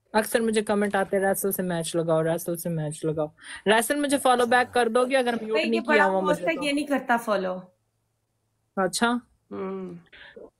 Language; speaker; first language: Hindi; non-native, learner; Bangla